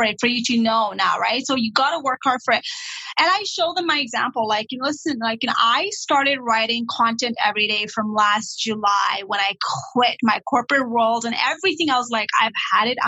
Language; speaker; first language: English; non-native, local second language; Nepali